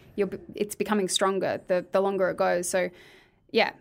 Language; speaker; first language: English; native; English